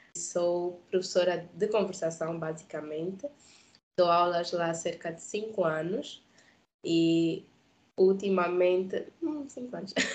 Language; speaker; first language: Portuguese; native; Portuguese